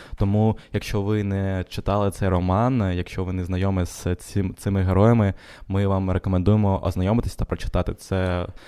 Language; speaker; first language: Ukrainian; non-native, local second language; Russian